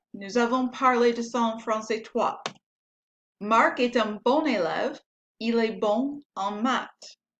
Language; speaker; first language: French; non-native, fluent; English